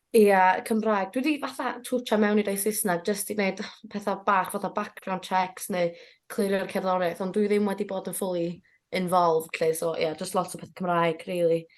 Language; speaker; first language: Welsh; native; Welsh